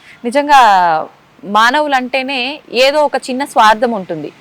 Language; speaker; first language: Telugu; native; Telugu